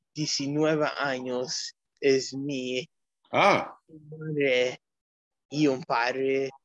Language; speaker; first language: Spanish; non-native, learner; English